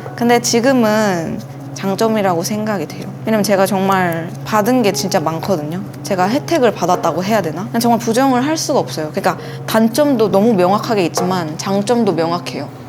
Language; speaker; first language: Korean; early bilingual, other home language; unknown